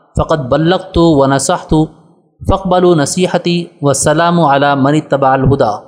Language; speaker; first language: Urdu; native; Urdu